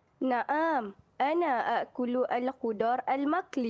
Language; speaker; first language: Arabic; non-native, learner; Malay